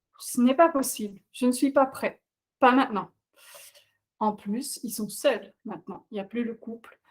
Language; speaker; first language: French; non-native, fluent; Dutch